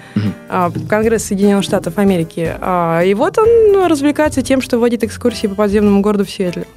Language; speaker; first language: Russian; native; Russian